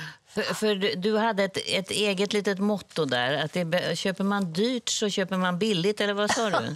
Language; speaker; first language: Swedish; native; Swedish